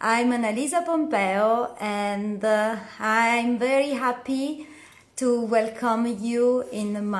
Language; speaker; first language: English; non-native, fluent; Italian